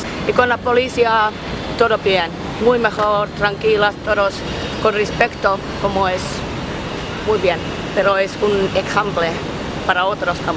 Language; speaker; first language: Spanish; non-native, learner; Finnish